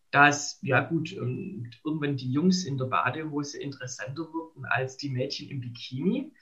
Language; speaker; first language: German; native; German